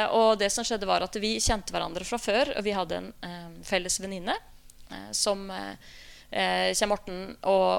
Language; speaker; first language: Norwegian; native; Norwegian